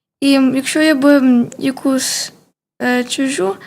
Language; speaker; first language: Ukrainian; early bilingual, heritage; Ukrainian